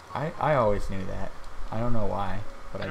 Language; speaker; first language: English; native; English